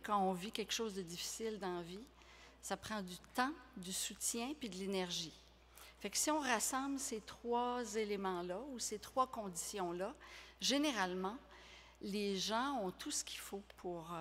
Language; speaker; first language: French; native; French